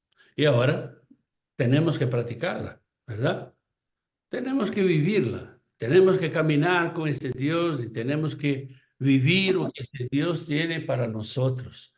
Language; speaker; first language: Spanish; non-native, fluent; Portuguese